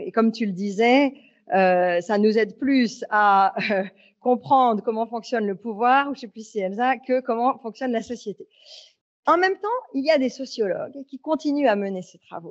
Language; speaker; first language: French; native; French